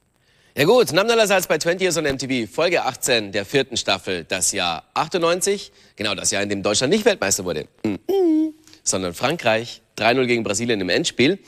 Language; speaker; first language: German; native; German